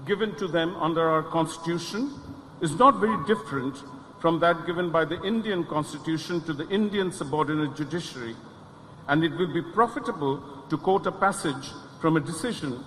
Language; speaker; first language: English; non-native, local second language; Bangla